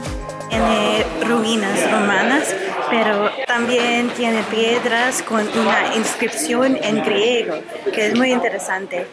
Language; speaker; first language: Spanish; non-native, learner; Dutch